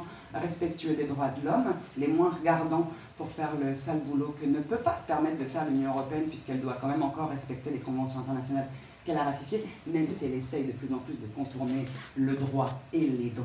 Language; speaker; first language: French; native; French